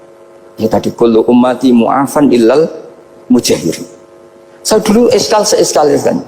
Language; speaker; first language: Indonesian; non-native, local second language; Javanese